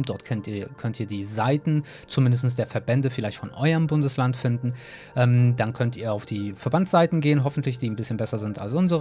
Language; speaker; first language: German; native; German